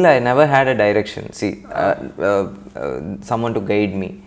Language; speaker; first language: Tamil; non-native, local second language; Telugu